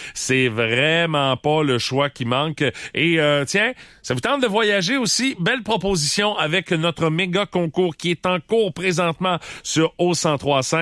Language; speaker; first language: French; native; French